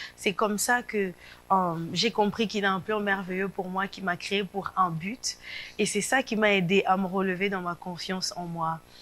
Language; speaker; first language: French; non-native, local second language; Lingala